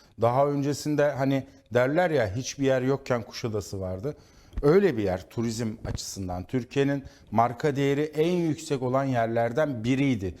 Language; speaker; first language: Turkish; native; Turkish